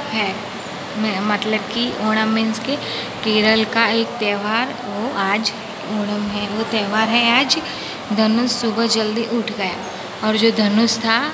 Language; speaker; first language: Hindi; non-native, local second language; Gujarati